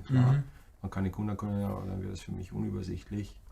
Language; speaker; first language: German; native; German